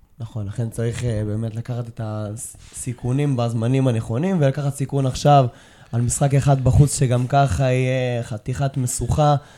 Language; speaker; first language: Hebrew; native; Hebrew